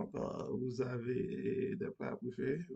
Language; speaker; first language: French; non-native, learner; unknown